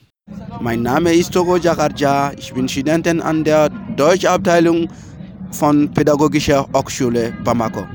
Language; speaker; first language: German; non-native, learner; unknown